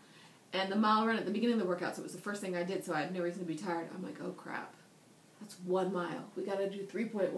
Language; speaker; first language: English; native; English